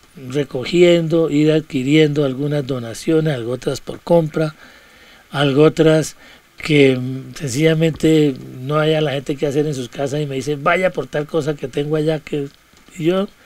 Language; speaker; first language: Spanish; native; Spanish